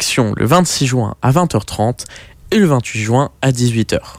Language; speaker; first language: French; native; French